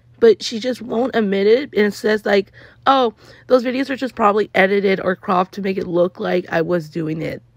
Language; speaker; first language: English; native; English